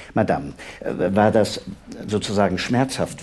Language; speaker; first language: German; native; German